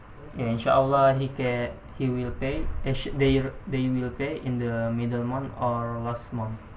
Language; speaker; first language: English; non-native, learner; Indonesian